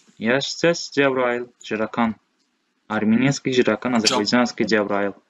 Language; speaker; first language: Russian; non-native, learner; Azerbaijani